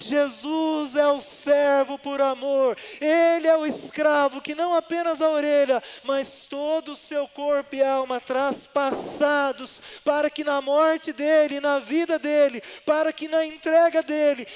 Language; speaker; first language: Portuguese; native; Portuguese